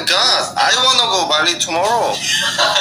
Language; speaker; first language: English; non-native, learner; Korean